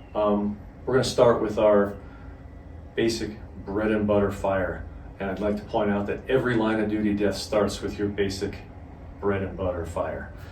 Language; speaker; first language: English; native; English